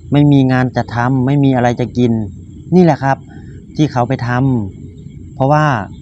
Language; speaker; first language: Thai; native; Thai